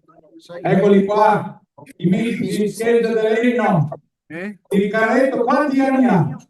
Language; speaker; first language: Italian; native; Italian